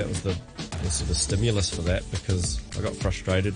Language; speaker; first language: English; native; English